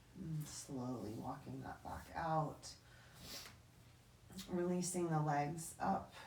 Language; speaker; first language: English; native; English